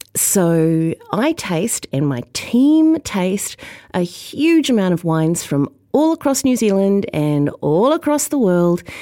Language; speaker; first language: English; native; English